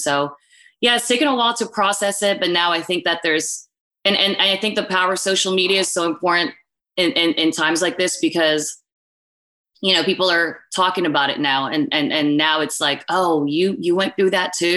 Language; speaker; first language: English; non-native, local second language; Filipino